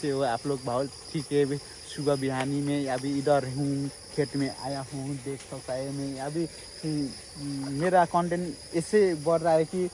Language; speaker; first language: Hindi; non-native, learner; Nepali